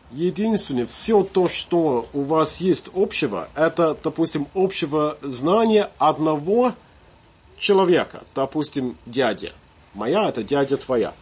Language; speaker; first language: Russian; non-native, fluent; English